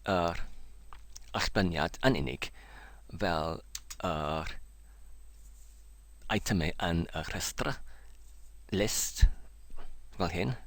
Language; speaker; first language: Welsh; non-native, learner; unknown